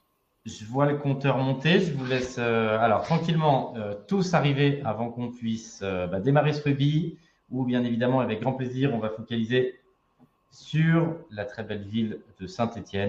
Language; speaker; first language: French; native; French